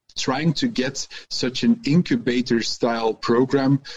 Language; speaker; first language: English; non-native, fluent; Dutch